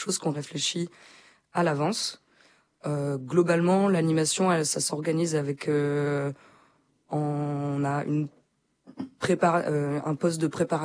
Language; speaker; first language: French; native; French